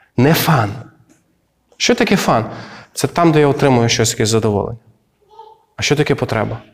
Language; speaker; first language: Ukrainian; native; Ukrainian